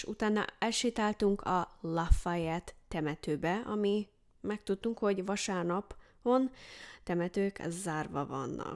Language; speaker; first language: Hungarian; early bilingual, heritage; English